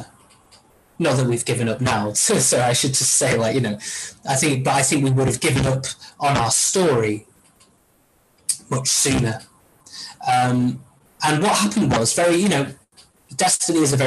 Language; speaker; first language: English; native; English